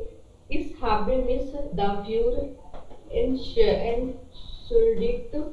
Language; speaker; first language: German; non-native, learner; Hindi